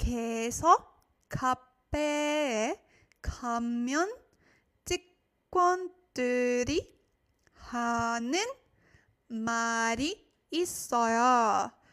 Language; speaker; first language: Korean; non-native, learner; French